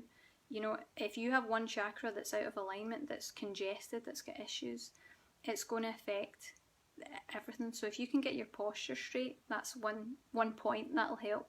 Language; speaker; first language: English; native; English